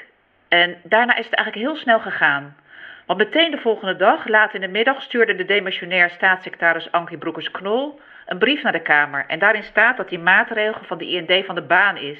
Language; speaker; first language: Dutch; native; Dutch